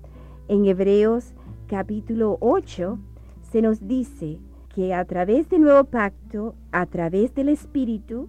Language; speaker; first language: Spanish; native; Spanish